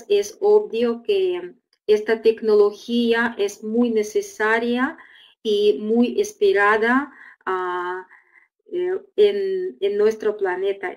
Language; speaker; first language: Spanish; non-native, fluent; Russian